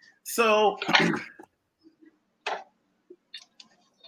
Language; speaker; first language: Portuguese; non-native, learner; English